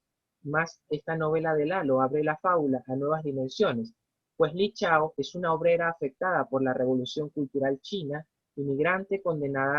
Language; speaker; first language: Spanish; native; Spanish